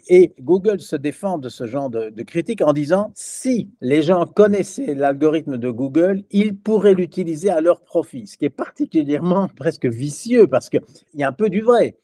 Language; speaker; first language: French; native; French